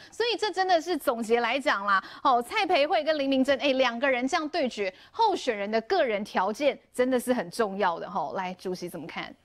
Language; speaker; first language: Chinese; native; Chinese